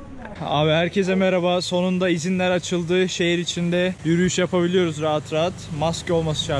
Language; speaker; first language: Turkish; native; Turkish